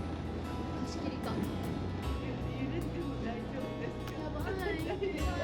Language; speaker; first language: Japanese; native; Japanese